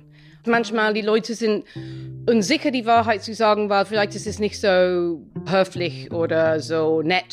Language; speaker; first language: German; non-native, fluent; English